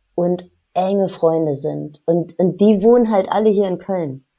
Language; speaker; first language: German; native; German